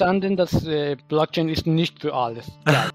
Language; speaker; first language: German; non-native, fluent; Persian